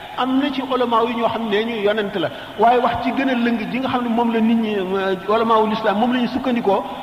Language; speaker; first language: Wolof; native; Wolof